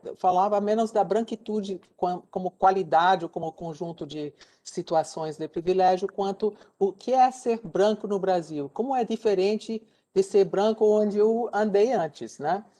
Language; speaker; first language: Portuguese; non-native, fluent; English